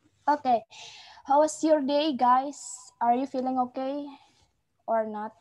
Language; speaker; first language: English; non-native, fluent; Indonesian